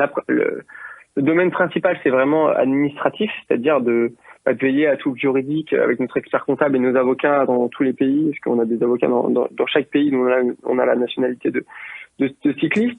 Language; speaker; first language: French; native; French